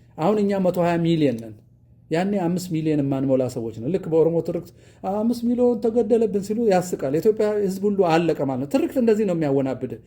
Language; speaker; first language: Amharic; non-native, local second language; Oromo